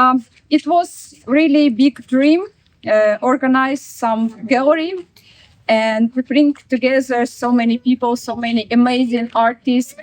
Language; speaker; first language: English; non-native, learner; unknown